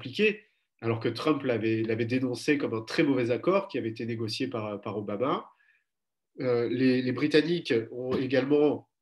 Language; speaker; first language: French; native; French